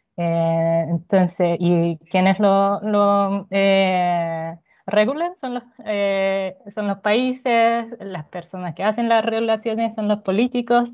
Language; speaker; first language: Spanish; non-native, fluent; Japanese